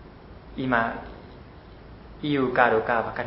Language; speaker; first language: Japanese; non-native, learner; Khmer